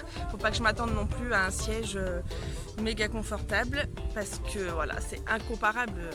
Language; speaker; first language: French; native; French